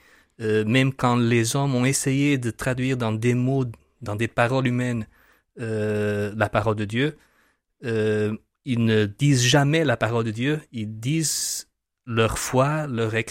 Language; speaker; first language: French; non-native, fluent; Portuguese